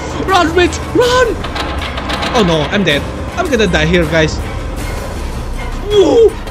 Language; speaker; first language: English; non-native, learner; Indonesian